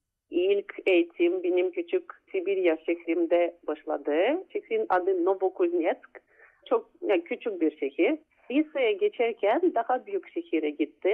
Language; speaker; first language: Turkish; non-native, fluent; Russian